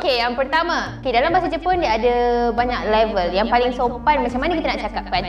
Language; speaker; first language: Malay; native; Malay